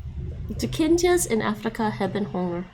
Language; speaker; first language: Dutch; non-native, fluent; English